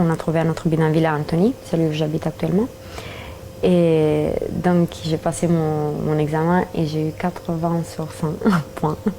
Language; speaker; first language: French; early bilingual, other home language; Romanian